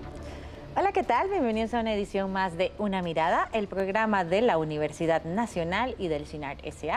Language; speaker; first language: Spanish; native; Spanish